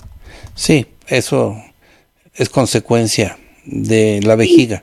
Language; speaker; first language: Spanish; native; Spanish